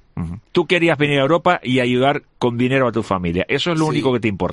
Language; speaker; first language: Spanish; native; Spanish